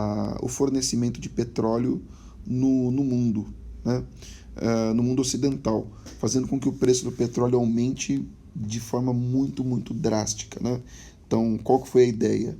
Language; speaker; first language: Portuguese; native; Portuguese